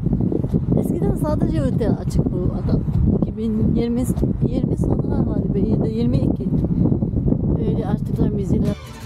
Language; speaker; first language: Turkish; non-native, learner; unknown